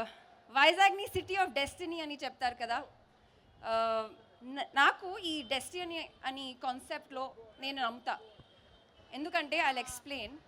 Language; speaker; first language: Telugu; non-native, learner; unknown